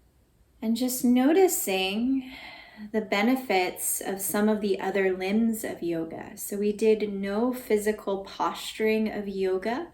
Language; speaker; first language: English; native; English